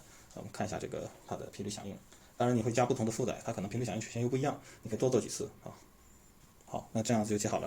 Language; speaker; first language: Chinese; native; Chinese